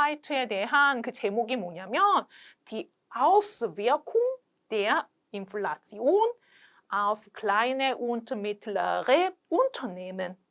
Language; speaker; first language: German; non-native, fluent; Korean